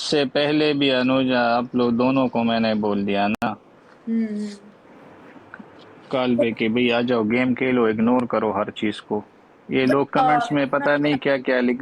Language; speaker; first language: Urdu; non-native, local second language; Pashto